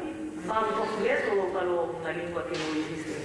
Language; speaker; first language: Portuguese; non-native, learner; French